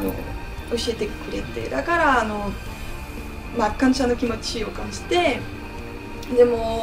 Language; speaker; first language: Japanese; non-native, learner; French